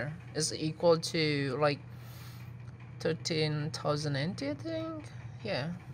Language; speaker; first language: English; non-native, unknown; Indonesian